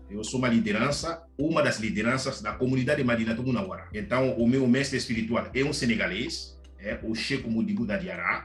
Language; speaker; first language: Portuguese; non-native, fluent; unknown